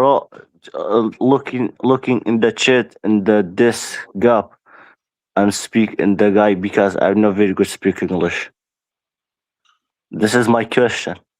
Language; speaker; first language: English; non-native, learner; Persian